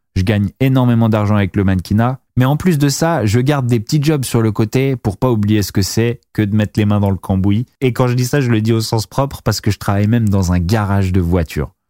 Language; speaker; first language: French; native; French